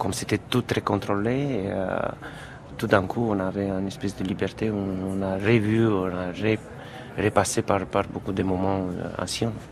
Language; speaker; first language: French; non-native, fluent; Romanian